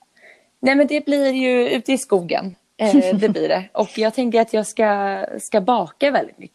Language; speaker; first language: Swedish; native; Swedish